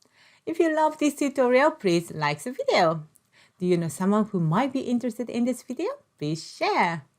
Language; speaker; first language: English; non-native, local second language; Japanese